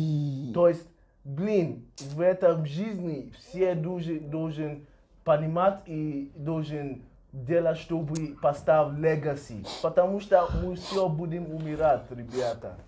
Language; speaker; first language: Russian; non-native, learner; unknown